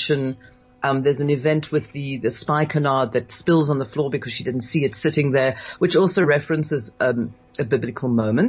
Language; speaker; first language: English; native; English